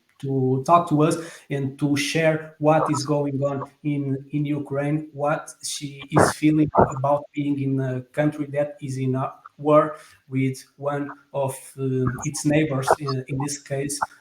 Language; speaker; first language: English; non-native, fluent; Portuguese